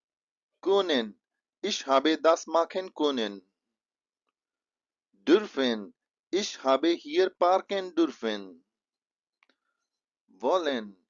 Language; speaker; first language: German; non-native, fluent; Hindi